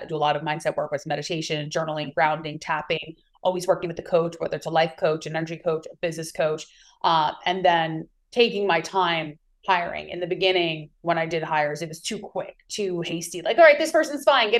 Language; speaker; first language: English; native; English